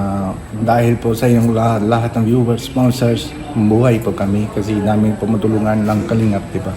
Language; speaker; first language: Filipino; non-native, learner; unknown